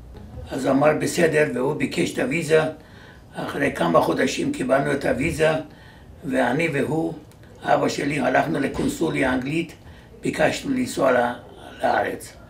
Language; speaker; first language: Hebrew; non-native, fluent; Georgian